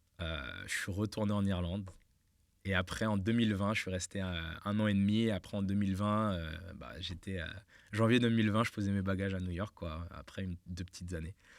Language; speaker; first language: French; native; French